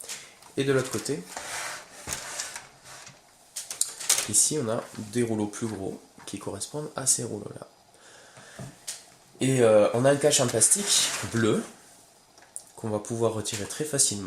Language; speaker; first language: French; native; French